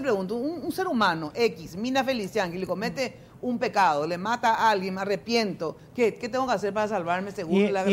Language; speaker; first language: Spanish; native; Spanish